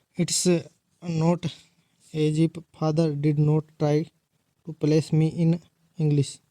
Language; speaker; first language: Hindi; native; Hindi